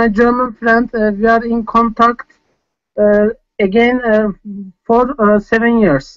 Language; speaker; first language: English; non-native, fluent; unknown